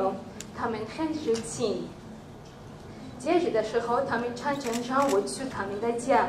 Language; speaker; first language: Chinese; non-native, learner; Georgian